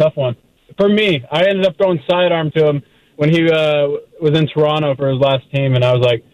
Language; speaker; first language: English; native; English